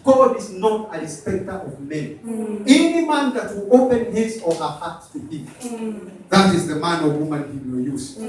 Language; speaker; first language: English; non-native, local second language; Swahili